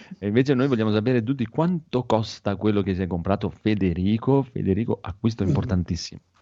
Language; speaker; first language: Italian; native; Italian